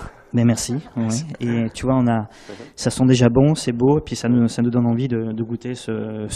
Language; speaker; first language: French; native; French